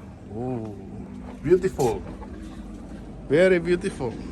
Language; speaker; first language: English; non-native, learner; Indonesian